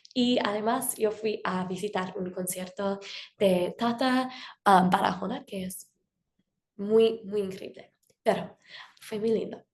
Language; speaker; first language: Spanish; non-native, fluent; English